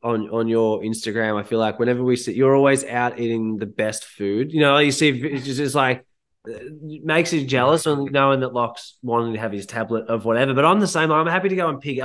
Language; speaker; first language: English; native; English